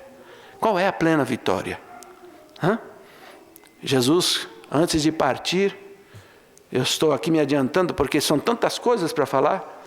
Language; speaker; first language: Portuguese; native; Portuguese